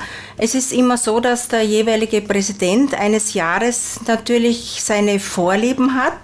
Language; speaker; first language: German; native; German